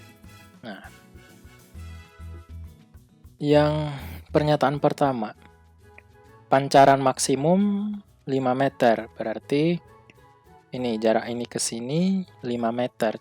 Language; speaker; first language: Indonesian; native; Indonesian